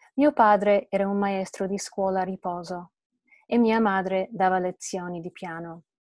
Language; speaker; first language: Italian; non-native, fluent; English